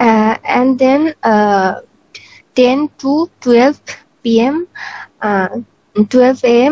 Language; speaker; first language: English; non-native, learner; Bangla